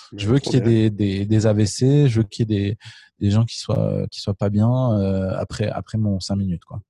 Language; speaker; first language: French; native; French